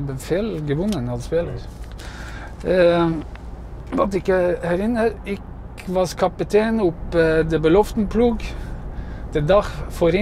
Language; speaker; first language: Dutch; non-native, fluent; Norwegian